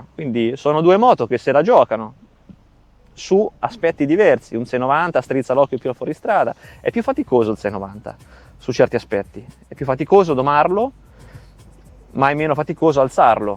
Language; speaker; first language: Italian; native; Italian